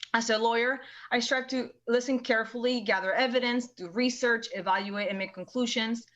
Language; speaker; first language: English; early bilingual, other home language; Spanish